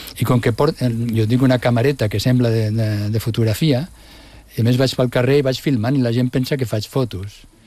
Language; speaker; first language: Catalan; non-native, local second language; Spanish